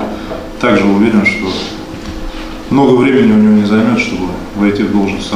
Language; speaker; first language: Russian; native; Russian